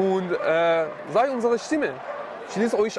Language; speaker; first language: German; non-native, learner; Persian